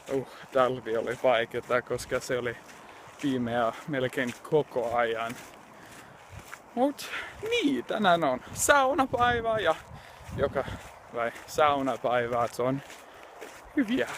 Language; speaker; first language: Finnish; non-native, learner; English